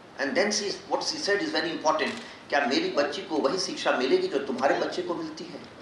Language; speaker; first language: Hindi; non-native, local second language; Magahi